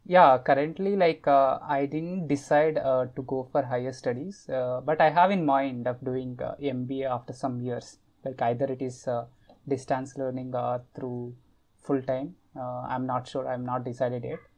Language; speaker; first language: English; non-native, local second language; Kannada